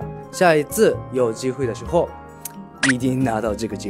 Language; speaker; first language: Chinese; non-native, learner; Japanese